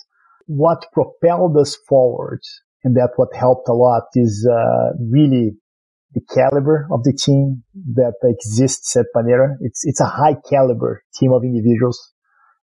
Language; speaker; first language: English; non-native, fluent; Portuguese